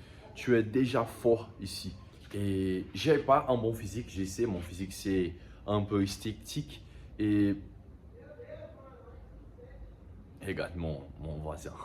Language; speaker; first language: French; non-native, learner; Portuguese